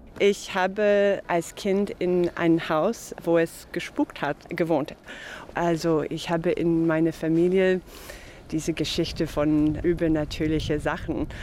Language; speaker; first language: German; non-native, fluent; English